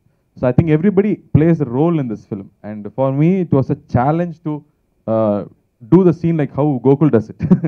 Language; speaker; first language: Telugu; non-native, learner; Tamil